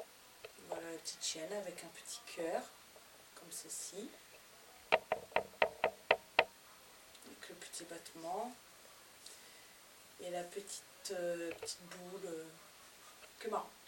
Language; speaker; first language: French; native; French